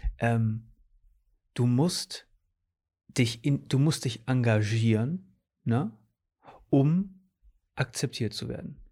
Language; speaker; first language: German; early bilingual, other home language; Portuguese